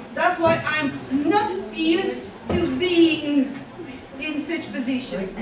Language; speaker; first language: English; non-native, fluent; Bulgarian